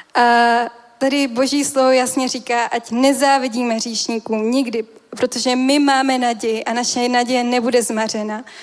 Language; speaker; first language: Czech; native; Czech